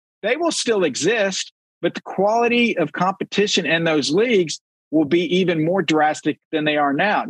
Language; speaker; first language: English; native; English